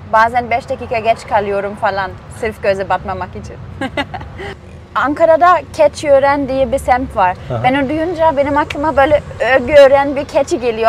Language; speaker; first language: Turkish; non-native, fluent; German